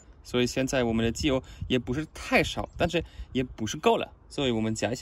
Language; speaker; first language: Chinese; non-native, fluent; German